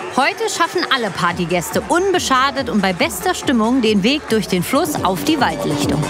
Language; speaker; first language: German; native; German